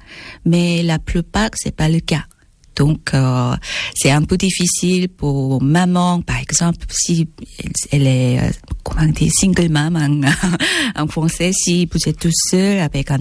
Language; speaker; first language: French; non-native, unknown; Korean